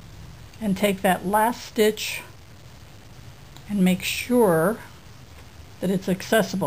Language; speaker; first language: English; native; English